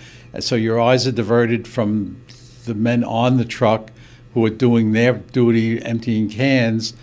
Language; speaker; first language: English; native; English